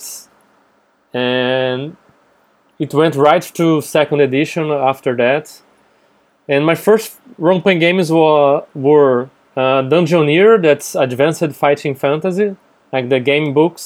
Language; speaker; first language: English; non-native, fluent; Portuguese